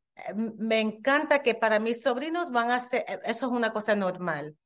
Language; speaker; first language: Spanish; early bilingual, heritage; Spanish